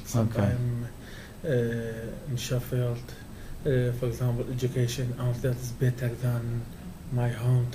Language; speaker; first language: English; non-native, learner; Kurdish